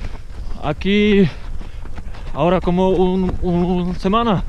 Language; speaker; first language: Spanish; non-native, learner; Czech